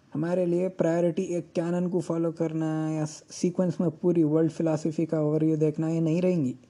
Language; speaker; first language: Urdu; native; Urdu